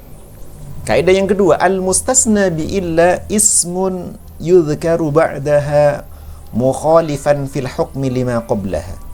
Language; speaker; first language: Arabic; non-native, fluent; Indonesian